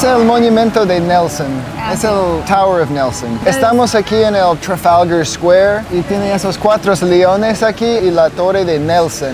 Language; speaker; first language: Spanish; non-native, learner; English